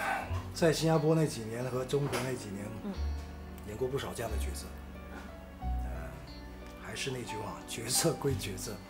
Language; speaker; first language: Chinese; native; Chinese